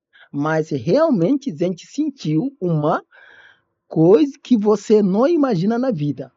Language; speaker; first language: Portuguese; non-native, learner; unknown